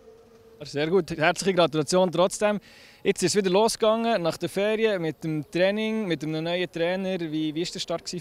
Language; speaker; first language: German; native; German